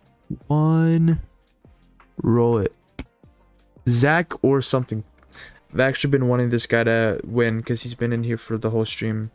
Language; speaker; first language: English; native; English